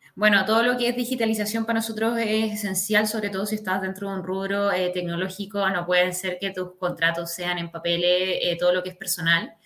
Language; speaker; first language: Spanish; native; Spanish